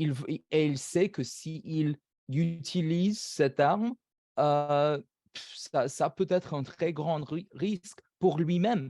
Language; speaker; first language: French; non-native, fluent; English